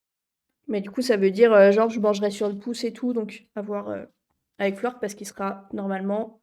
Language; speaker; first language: French; native; French